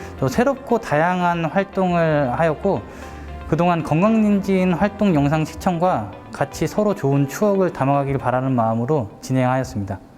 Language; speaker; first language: Korean; native; Korean